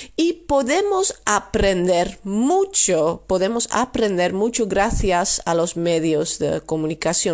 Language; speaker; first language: Spanish; non-native, fluent; Dutch